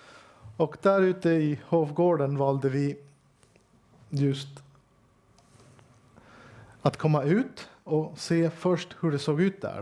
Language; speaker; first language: Swedish; non-native, fluent; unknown